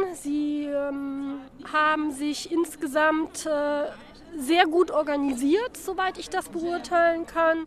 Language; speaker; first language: German; native; German